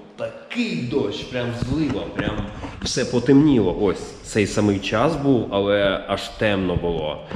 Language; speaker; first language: Ukrainian; native; Ukrainian